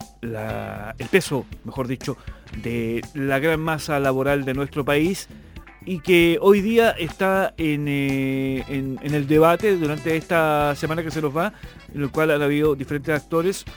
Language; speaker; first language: Spanish; native; Spanish